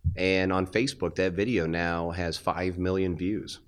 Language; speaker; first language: English; native; English